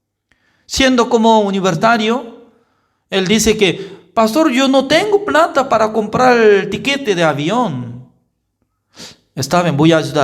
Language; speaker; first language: Spanish; non-native, fluent; Korean